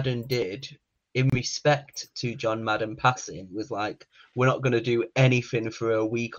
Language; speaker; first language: English; native; English